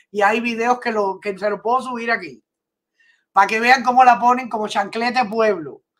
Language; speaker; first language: Spanish; native; Spanish